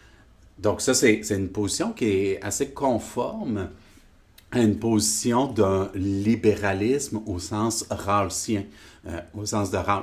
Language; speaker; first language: French; native; French